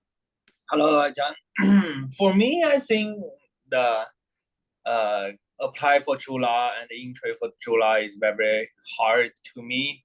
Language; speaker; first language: English; non-native, learner; Thai